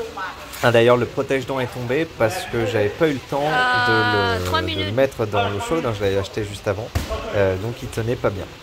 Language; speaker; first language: French; native; French